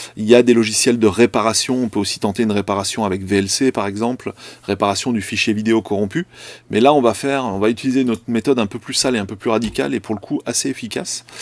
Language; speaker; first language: French; native; French